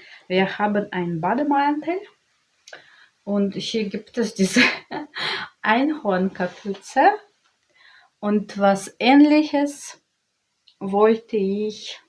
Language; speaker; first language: German; non-native, learner; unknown